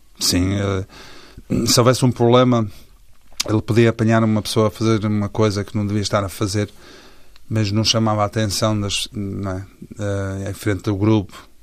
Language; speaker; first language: Portuguese; early bilingual, heritage; Portuguese